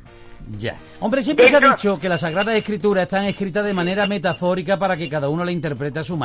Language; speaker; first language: Spanish; native; Spanish